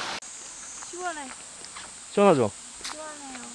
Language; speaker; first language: Korean; non-native, learner; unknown